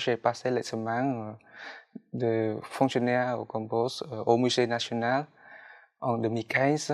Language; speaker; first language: French; non-native, fluent; Khmer